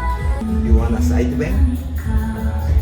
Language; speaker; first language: English; non-native, learner; Korean